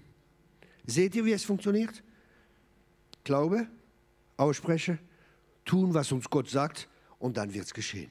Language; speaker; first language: German; non-native, fluent; French